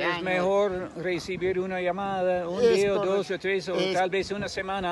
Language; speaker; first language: Spanish; non-native, fluent; English